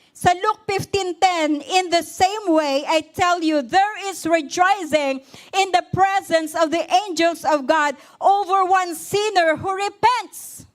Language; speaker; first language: English; non-native, local second language; Filipino